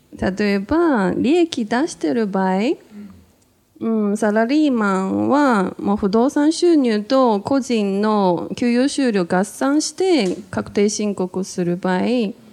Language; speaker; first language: Japanese; native; Japanese